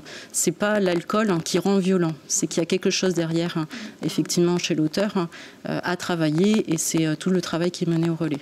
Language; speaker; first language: French; native; French